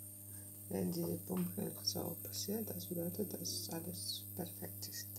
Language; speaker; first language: German; non-native, learner; Bulgarian